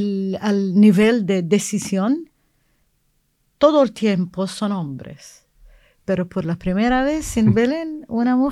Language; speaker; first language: Spanish; non-native, learner; Arabic